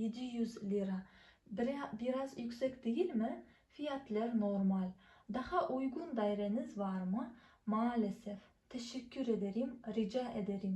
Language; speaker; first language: Turkish; non-native, fluent; Kazakh